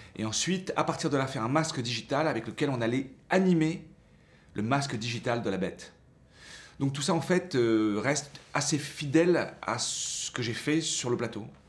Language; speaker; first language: French; native; French